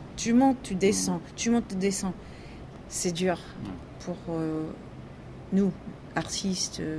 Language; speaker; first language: French; non-native, learner; English